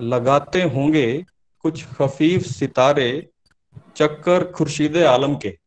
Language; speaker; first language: Hindi; native; Hindi